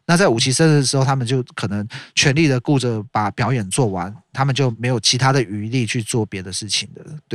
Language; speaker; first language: Chinese; native; Chinese